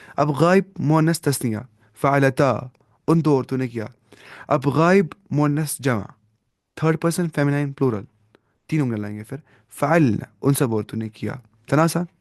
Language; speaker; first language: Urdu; native; Urdu